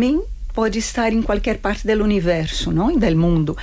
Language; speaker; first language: Spanish; non-native, fluent; Portuguese